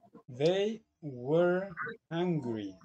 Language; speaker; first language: English; non-native, fluent; Spanish